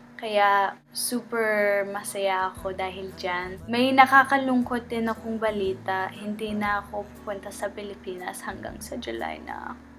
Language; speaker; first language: Filipino; early bilingual, heritage; Filipino